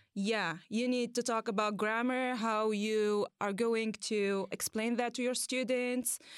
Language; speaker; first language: English; non-native, fluent; Arabic